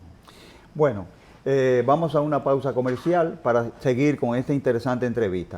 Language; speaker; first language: Spanish; native; Spanish